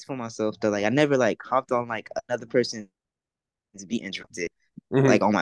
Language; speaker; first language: English; native; English